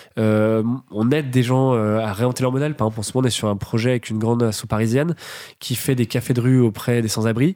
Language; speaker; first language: French; native; French